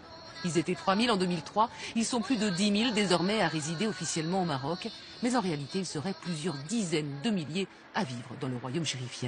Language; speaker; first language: French; native; French